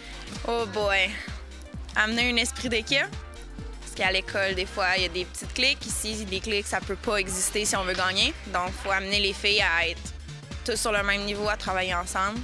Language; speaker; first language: French; native; French